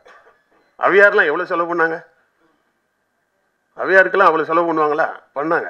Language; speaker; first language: Tamil; native; Tamil